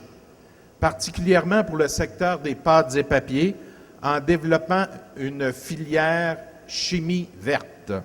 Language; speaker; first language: French; native; French